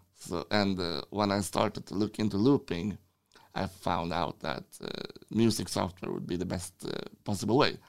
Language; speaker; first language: English; non-native, fluent; Swedish